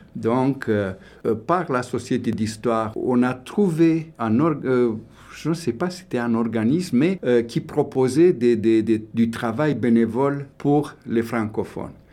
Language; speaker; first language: French; non-native, fluent; Romanian